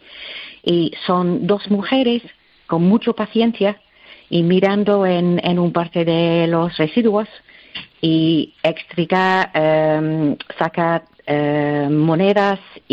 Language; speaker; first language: Spanish; non-native, learner; English